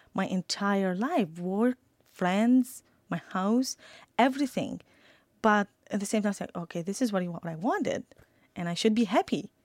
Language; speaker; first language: English; non-native, fluent; Arabic